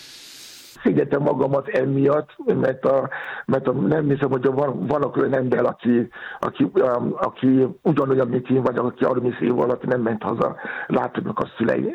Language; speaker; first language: Hungarian; non-native, fluent; Yoruba